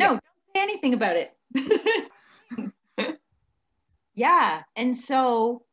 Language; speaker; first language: English; native; English